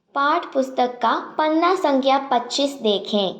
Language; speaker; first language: Hindi; non-native, local second language; Malayalam